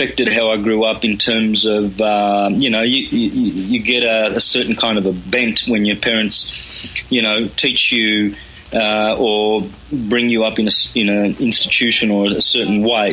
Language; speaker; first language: English; native; English